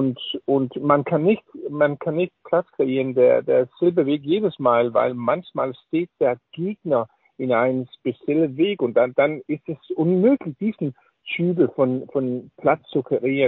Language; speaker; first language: German; non-native, learner; Danish